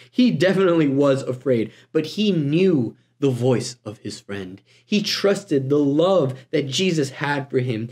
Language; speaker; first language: English; native; English